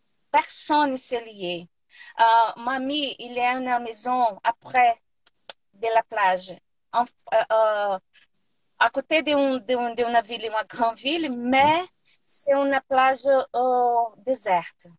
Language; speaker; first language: French; non-native, learner; Portuguese